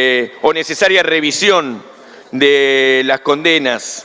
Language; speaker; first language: Spanish; native; Spanish